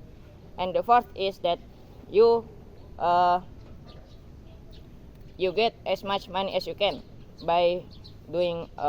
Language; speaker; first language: English; non-native, learner; Indonesian